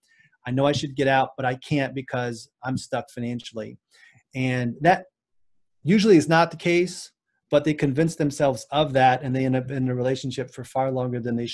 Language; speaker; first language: English; native; English